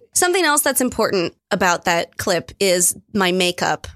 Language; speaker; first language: English; native; English